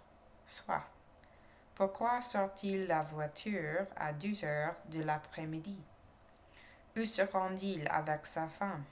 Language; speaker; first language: French; non-native, learner; English